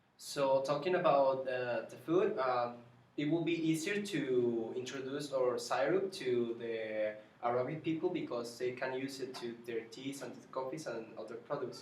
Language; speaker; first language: English; non-native, learner; Spanish